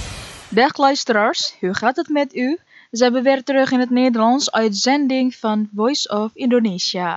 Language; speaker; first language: Dutch; non-native, fluent; Indonesian